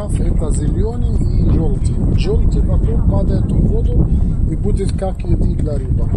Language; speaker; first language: Russian; non-native, local second language; Arabic